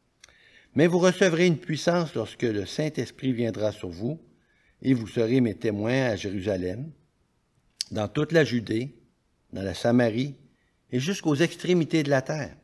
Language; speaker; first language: French; native; French